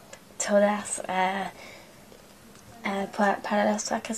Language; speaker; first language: Spanish; non-native, learner; English